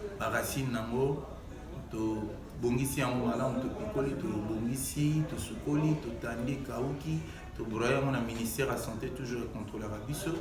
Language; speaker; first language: Lingala; non-native, local second language; Kituba (Democratic Republic of Congo)